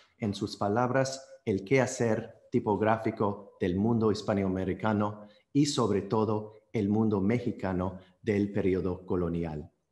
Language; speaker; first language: Spanish; non-native, fluent; English